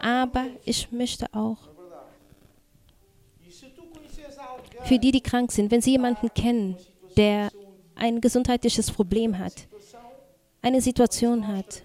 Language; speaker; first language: German; non-native, fluent; Portuguese